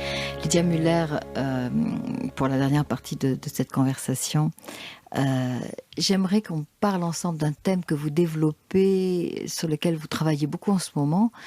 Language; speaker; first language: French; native; French